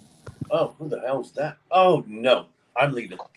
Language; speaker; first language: English; native; English